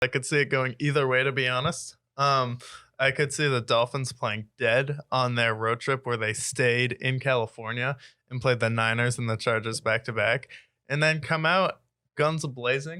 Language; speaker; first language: English; native; English